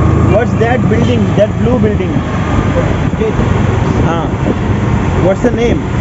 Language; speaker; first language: English; non-native, fluent; Urdu